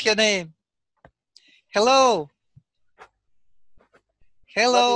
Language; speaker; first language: English; non-native, learner; Russian